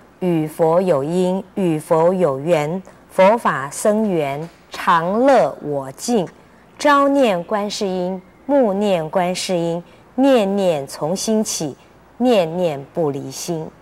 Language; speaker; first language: Chinese; native; Chinese